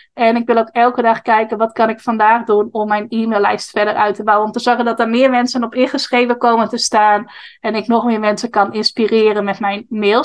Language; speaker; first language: Dutch; native; Dutch